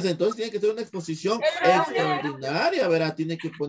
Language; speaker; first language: Spanish; native; Spanish